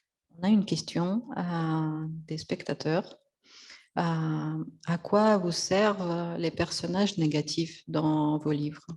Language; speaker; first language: French; non-native, fluent; Russian